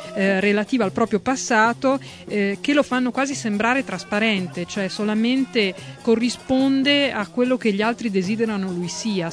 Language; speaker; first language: Italian; native; Italian